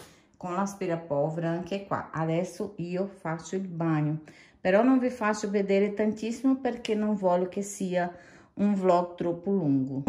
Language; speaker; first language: Italian; non-native, fluent; Portuguese